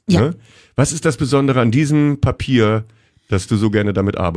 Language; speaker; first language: German; native; German